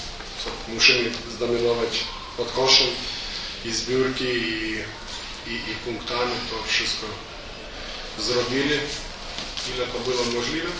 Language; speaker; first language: Polish; non-native, learner; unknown